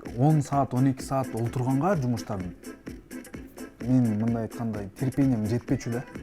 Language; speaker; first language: Kyrgyz; native; Kyrgyz